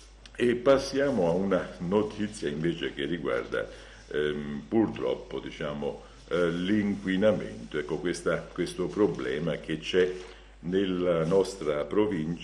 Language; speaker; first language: Italian; native; Italian